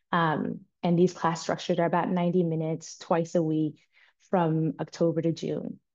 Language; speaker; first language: English; native; English